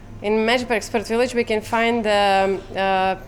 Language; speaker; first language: English; non-native, fluent; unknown